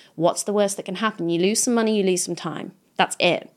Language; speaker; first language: English; native; English